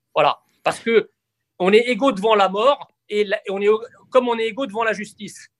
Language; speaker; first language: French; early bilingual, other home language; Arabic